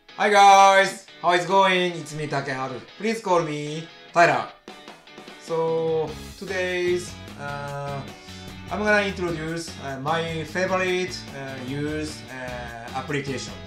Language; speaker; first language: English; non-native, learner; Japanese